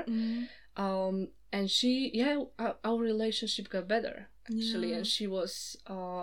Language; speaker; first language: English; non-native, fluent; Slovak